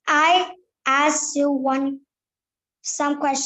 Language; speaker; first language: English; non-native, learner; Vietnamese